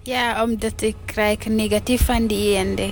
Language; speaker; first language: Dutch; non-native, learner; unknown